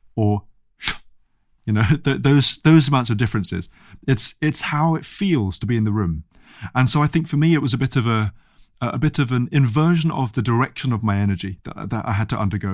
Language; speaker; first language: English; native; English